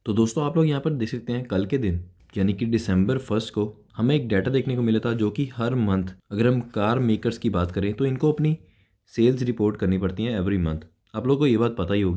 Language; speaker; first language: Hindi; native; Hindi